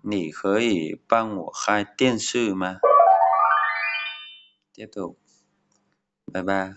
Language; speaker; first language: Chinese; non-native, fluent; Vietnamese